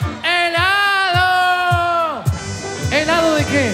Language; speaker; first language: Spanish; native; Spanish